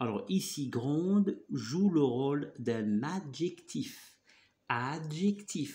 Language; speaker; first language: French; non-native, local second language; Arabic